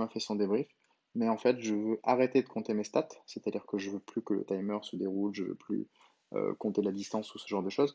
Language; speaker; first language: French; native; French